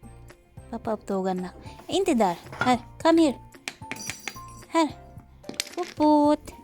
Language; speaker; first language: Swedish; non-native, learner; Filipino